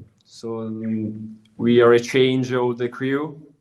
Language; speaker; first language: English; non-native, learner; Italian